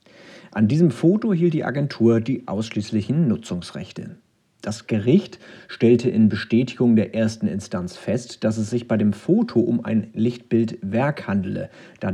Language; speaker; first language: German; native; German